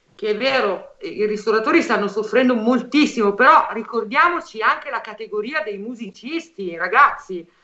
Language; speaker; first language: Italian; native; Italian